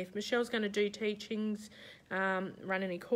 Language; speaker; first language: English; native; English